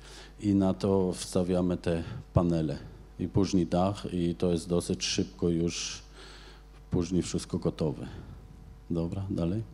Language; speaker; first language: Polish; non-native, fluent; German